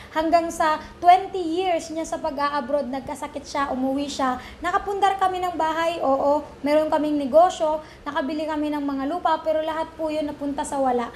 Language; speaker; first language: Filipino; non-native, local second language; Cebuano